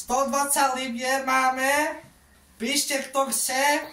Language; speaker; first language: Slovak; non-native, local second language; Romany